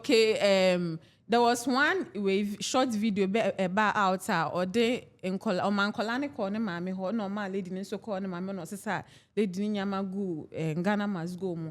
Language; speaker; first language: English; non-native, local second language; Akan